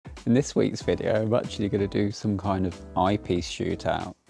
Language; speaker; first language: English; native; English